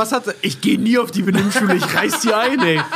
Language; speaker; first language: German; native; German